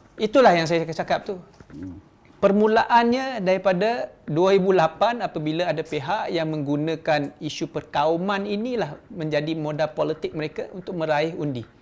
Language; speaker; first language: Malay; non-native, local second language; Chinese